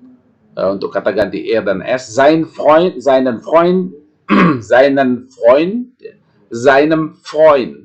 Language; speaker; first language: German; non-native, fluent; Indonesian